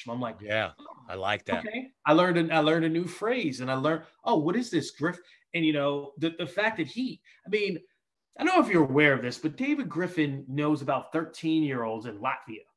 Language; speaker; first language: English; native; English